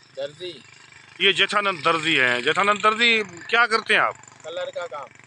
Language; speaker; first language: Urdu; non-native, local second language; Sindhi